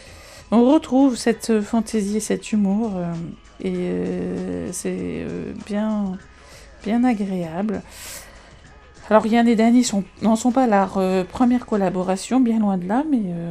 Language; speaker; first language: French; native; French